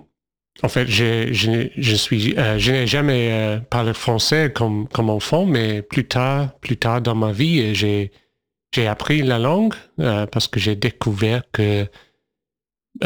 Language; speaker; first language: French; non-native, fluent; English